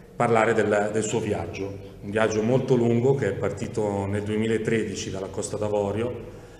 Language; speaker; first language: Italian; native; Italian